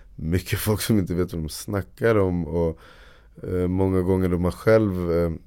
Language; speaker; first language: Swedish; native; Swedish